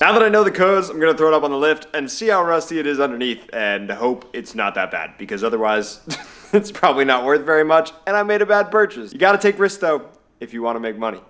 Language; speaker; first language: English; native; English